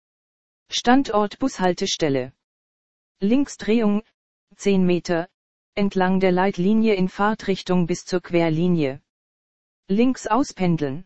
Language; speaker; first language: German; native; German